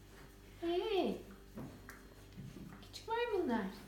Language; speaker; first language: Turkish; native; Turkish